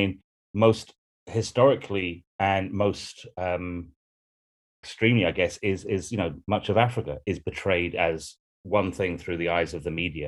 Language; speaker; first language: English; native; English